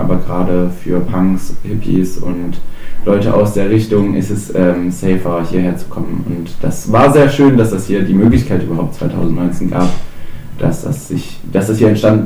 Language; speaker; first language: German; native; German